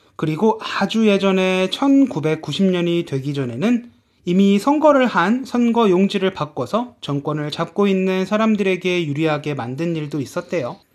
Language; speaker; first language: Korean; native; Korean